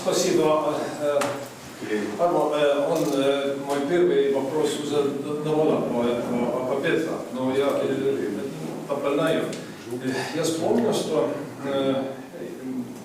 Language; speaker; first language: Russian; non-native, fluent; Estonian